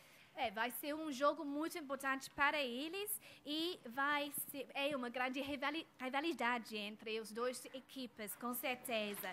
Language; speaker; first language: Portuguese; non-native, fluent; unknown